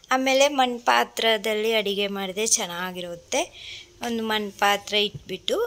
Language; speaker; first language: Kannada; non-native, fluent; Sinhala